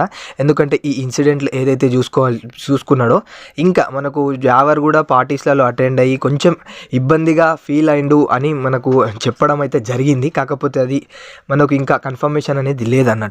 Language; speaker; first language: Telugu; native; Telugu